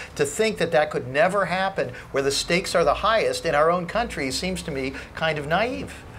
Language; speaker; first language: English; native; English